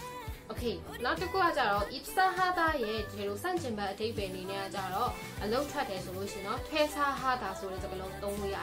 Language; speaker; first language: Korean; non-native, fluent; Burmese